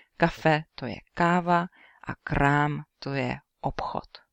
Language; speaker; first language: Czech; native; Czech